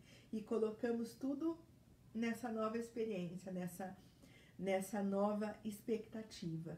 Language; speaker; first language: Portuguese; native; Portuguese